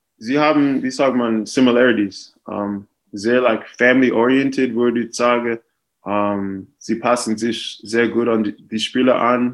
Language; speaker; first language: German; non-native, fluent; English